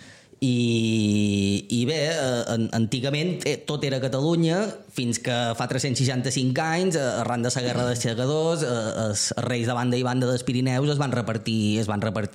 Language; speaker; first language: Catalan; native; Catalan